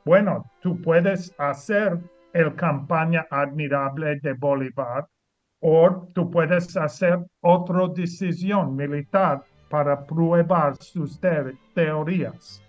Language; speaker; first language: Spanish; non-native, learner; English